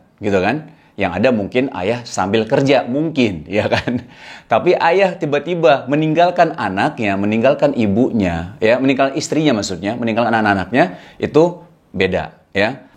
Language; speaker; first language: Indonesian; native; Indonesian